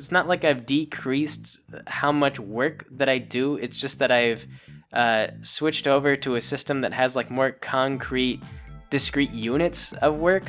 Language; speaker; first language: English; native; English